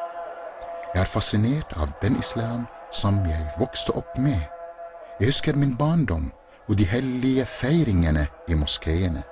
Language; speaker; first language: Norwegian; non-native, fluent; Arabic